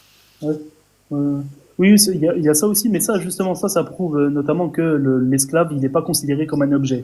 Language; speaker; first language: French; native; French